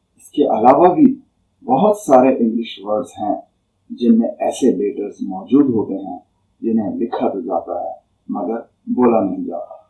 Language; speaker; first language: Urdu; native; Urdu